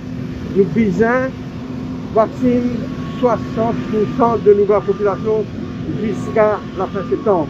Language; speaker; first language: French; non-native, local second language; Morisyen